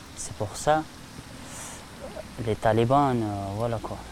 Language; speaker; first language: French; non-native, learner; Persian